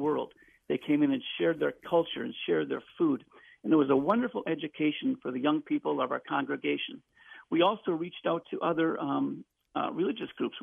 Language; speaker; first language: English; native; English